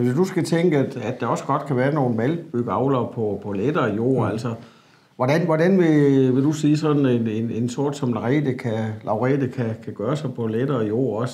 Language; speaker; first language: Danish; native; Danish